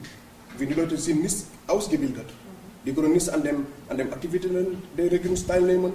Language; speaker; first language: German; non-native, learner; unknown